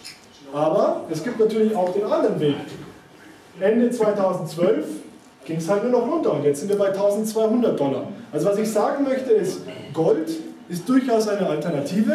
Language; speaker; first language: German; native; German